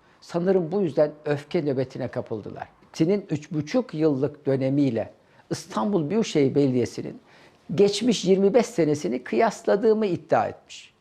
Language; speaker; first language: Turkish; native; Turkish